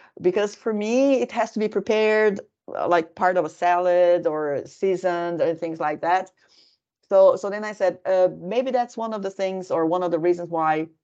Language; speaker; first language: English; non-native, fluent; Portuguese